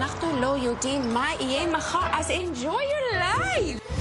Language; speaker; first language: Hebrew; non-native, fluent; English